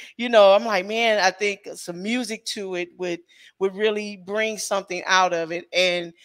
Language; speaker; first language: English; native; English